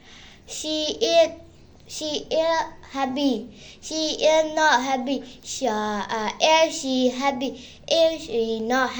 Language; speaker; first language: English; non-native, learner; Burmese